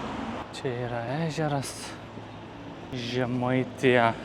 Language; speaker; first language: Lithuanian; non-native, learner; Turkish